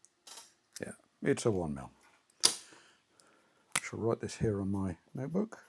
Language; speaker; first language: English; native; English